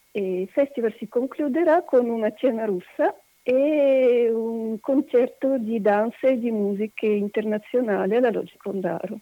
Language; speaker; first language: Italian; non-native, fluent; Russian